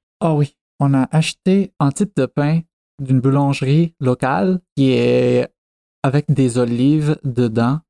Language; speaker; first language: French; non-native, fluent; English